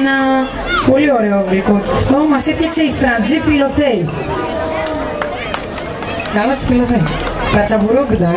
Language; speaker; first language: Greek; native; Greek